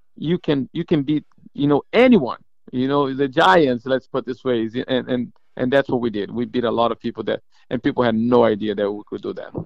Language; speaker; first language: English; non-native, fluent; Portuguese